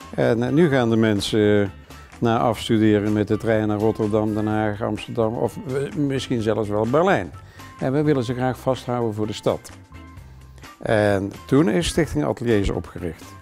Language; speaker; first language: Dutch; native; Dutch